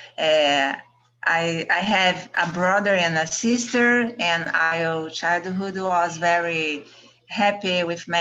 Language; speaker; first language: English; non-native, learner; Portuguese